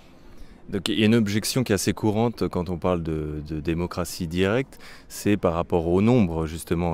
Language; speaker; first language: French; native; French